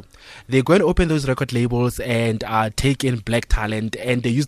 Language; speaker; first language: English; non-native, local second language; Tswana